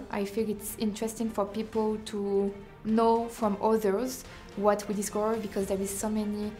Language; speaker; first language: English; non-native, fluent; French